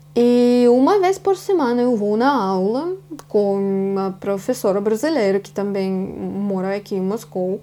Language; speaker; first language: Portuguese; non-native, fluent; Russian